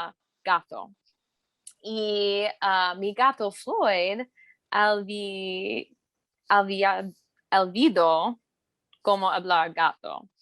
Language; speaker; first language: Spanish; non-native, learner; English